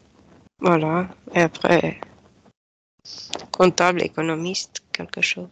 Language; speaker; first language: French; non-native, fluent; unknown